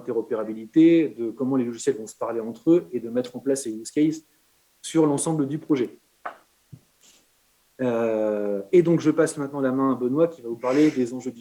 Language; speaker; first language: French; native; French